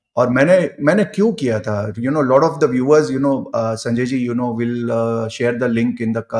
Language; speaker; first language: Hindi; non-native, local second language; Gujarati